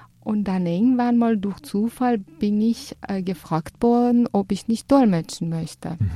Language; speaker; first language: German; non-native, fluent; Persian